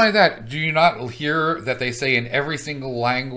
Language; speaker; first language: English; native; English